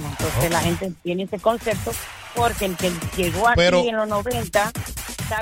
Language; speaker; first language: Spanish; early bilingual, heritage; Spanish